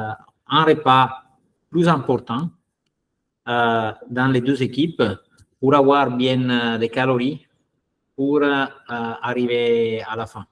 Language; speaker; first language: French; non-native, fluent; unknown